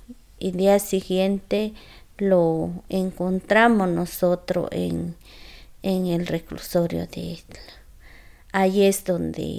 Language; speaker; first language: Spanish; non-native, local second language; Zapotec